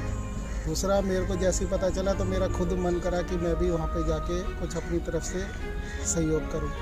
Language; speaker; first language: Hindi; native; Hindi